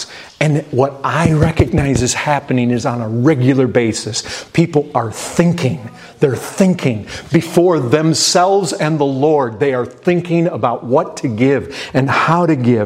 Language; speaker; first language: English; native; English